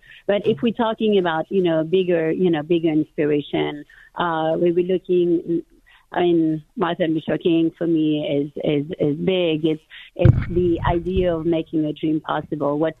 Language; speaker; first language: English; non-native, fluent; French